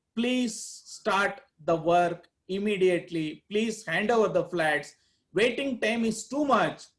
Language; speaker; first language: English; non-native, local second language; Kannada